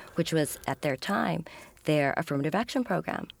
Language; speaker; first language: English; native; English